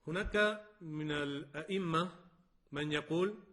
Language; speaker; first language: Arabic; non-native, fluent; Spanish